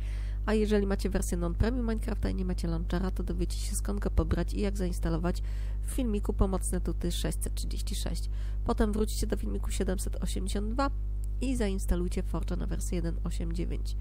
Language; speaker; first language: Polish; native; Polish